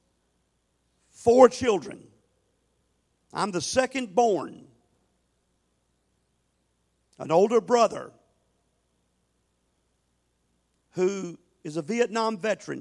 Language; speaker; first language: English; native; English